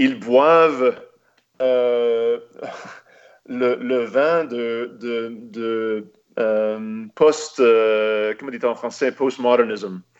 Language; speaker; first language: French; non-native, local second language; English